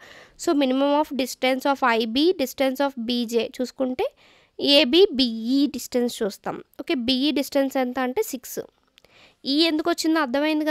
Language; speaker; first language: Telugu; native; Telugu